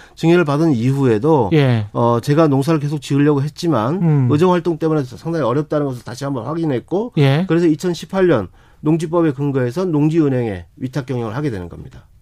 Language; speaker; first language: Korean; native; Korean